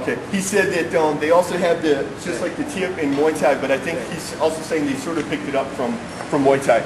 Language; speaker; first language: English; native; English